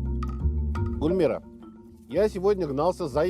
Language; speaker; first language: Russian; native; Russian